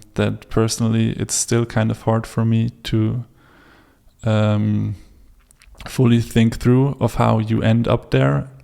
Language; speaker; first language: English; non-native, fluent; German